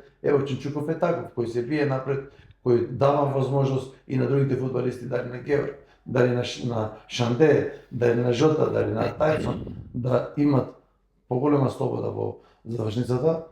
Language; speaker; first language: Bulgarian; non-native, learner; Macedonian